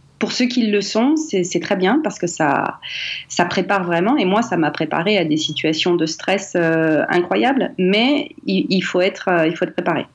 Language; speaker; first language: French; native; French